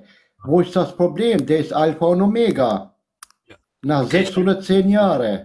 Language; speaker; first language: German; non-native, fluent; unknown